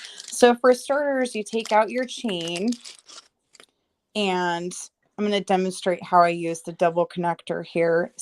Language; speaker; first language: English; native; English